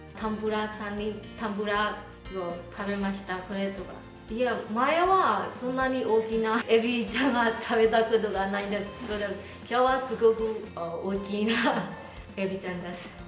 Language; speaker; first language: Japanese; non-native, learner; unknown